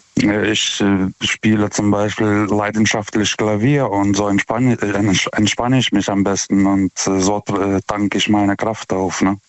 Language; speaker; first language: German; non-native, fluent; Lithuanian